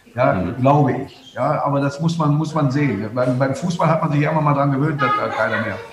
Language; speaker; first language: German; native; German